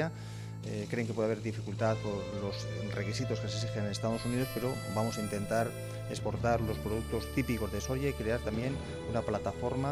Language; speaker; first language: Spanish; native; Spanish